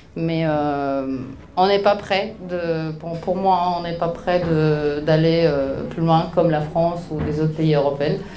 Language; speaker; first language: French; non-native, fluent; Polish